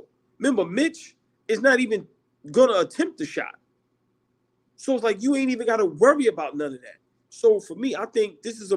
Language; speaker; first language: English; native; English